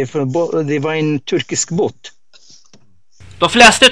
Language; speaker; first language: Swedish; non-native, fluent; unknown